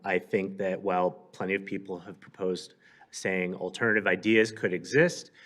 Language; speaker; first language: English; native; English